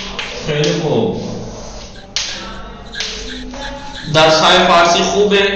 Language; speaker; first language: Persian; non-native, fluent; Urdu